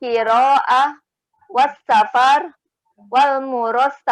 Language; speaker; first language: Arabic; non-native, learner; Indonesian